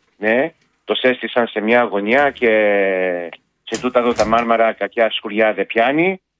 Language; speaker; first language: Greek; early bilingual, heritage; Greek